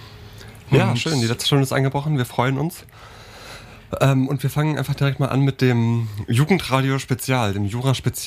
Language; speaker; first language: German; native; German